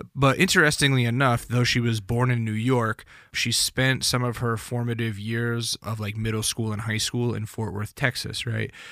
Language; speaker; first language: English; native; English